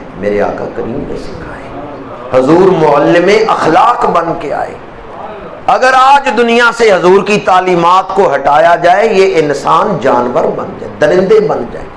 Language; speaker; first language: Urdu; non-native, local second language; Punjabi